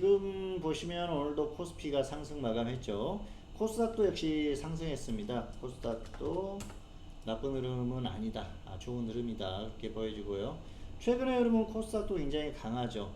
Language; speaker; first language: Korean; native; Korean